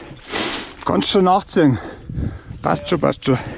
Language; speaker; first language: German; native; German